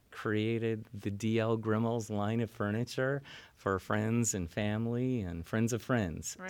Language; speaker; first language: English; native; English